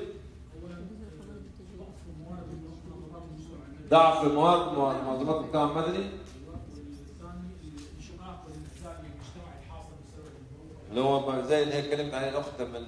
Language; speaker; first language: Arabic; native; Arabic